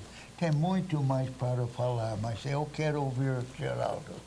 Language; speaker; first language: Portuguese; non-native, fluent; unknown